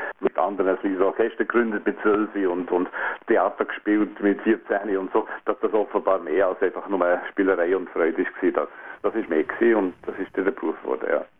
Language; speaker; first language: German; native; German